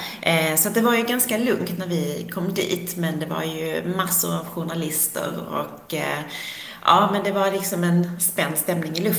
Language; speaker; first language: Swedish; native; Swedish